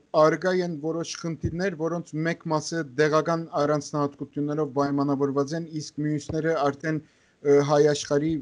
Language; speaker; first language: Armenian; native; Armenian